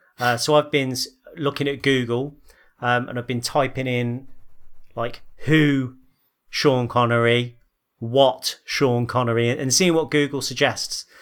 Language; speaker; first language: English; native; English